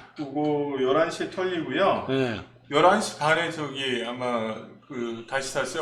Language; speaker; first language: Korean; native; Korean